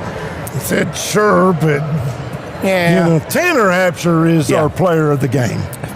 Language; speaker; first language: English; native; English